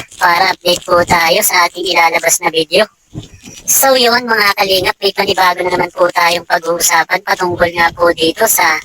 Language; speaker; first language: Filipino; native; Filipino